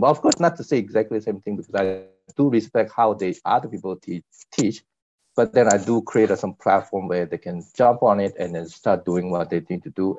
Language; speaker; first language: English; non-native, fluent; Korean